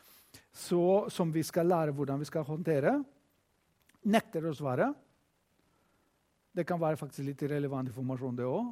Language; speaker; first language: Norwegian; non-native, fluent; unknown